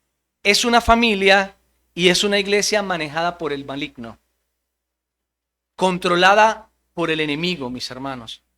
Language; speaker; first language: Spanish; native; Spanish